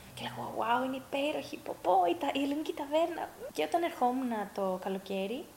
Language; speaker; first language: Greek; early bilingual, heritage; Greek